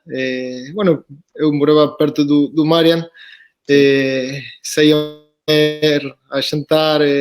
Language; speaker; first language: Portuguese; non-native, fluent; Spanish